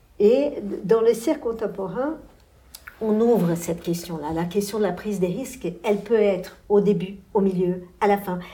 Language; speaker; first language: French; non-native, fluent; Portuguese